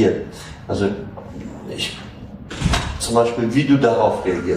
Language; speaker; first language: German; non-native, fluent; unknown